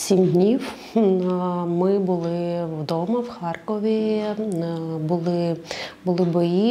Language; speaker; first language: Ukrainian; non-native, local second language; Russian